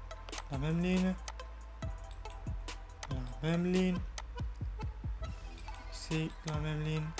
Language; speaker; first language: French; non-native, learner; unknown